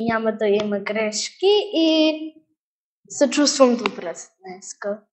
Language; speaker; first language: Bulgarian; early bilingual, heritage; Bulgarian